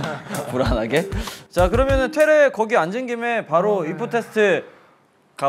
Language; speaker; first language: Korean; native; Korean